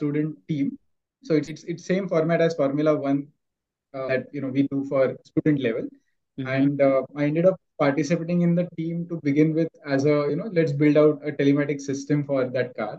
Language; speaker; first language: English; non-native, local second language; Marathi